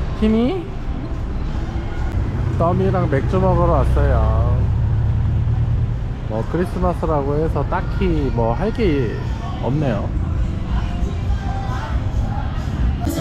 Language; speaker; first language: Korean; native; Korean